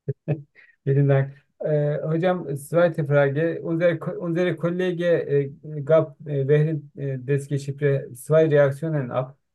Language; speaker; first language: German; non-native, learner; Turkish